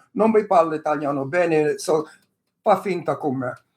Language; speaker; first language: Italian; early bilingual, heritage; English